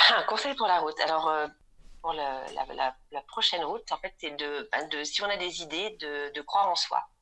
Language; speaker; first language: French; native; French